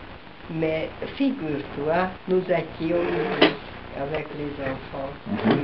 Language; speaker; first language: French; non-native, fluent; Hungarian